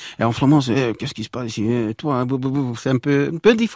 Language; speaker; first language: French; non-native, local second language; Dutch